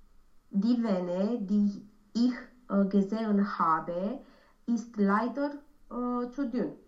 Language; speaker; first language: German; non-native, learner; Romanian